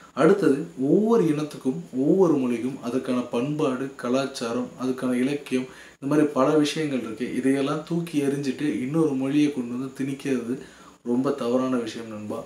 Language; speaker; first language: Tamil; native; Tamil